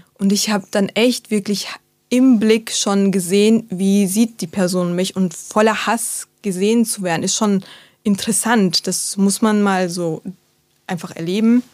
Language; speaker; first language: German; early bilingual, other home language; Turkish